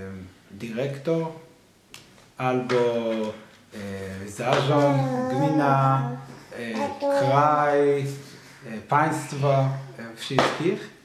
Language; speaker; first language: Polish; non-native, learner; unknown